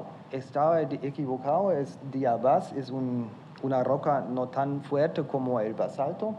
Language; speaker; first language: Spanish; non-native, fluent; German